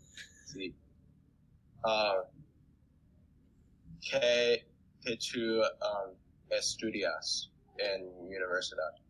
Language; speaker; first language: Spanish; non-native, learner; English